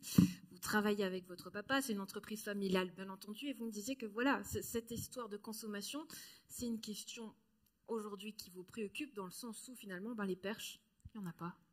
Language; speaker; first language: French; native; French